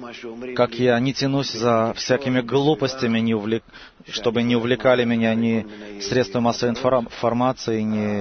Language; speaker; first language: Russian; native; Russian